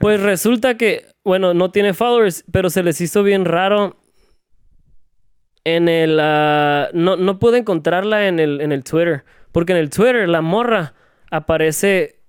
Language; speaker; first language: Spanish; native; Spanish